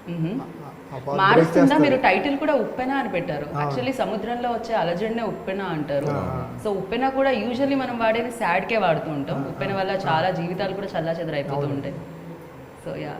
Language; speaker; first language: Telugu; native; Telugu